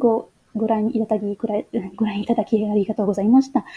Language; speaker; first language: Japanese; non-native, learner; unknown